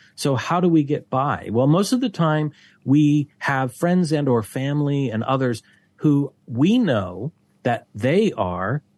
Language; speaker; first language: English; native; English